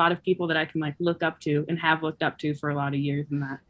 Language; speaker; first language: English; native; English